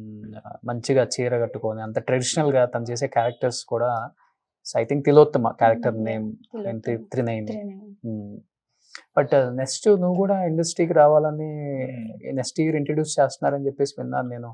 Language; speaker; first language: Telugu; native; Telugu